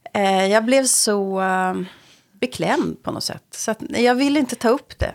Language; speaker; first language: Swedish; native; Swedish